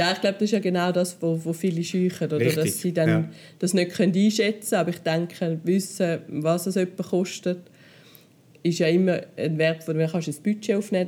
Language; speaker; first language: German; native; German